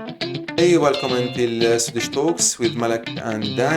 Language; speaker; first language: Swedish; non-native, fluent; Arabic